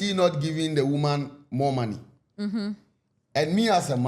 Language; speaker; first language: English; non-native, local second language; Akan